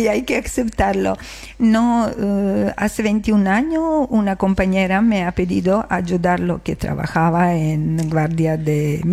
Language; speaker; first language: Spanish; non-native, learner; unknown